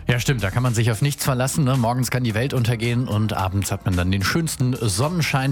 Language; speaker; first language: German; native; German